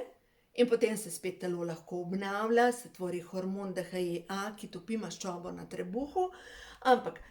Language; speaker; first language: Slovenian; native; Slovenian